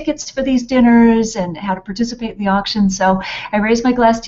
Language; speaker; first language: English; native; English